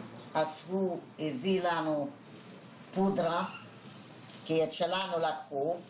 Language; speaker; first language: Hebrew; non-native, fluent; Hungarian